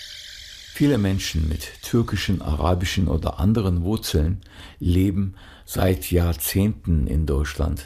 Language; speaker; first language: German; early bilingual, other home language; Turkish